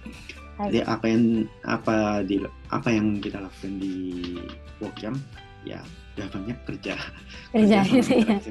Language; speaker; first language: Indonesian; non-native, local second language; Japanese